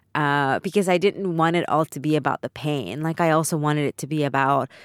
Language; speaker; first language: English; early bilingual, other home language; Spanish